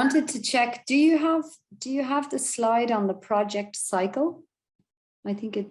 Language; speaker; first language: English; non-native, fluent; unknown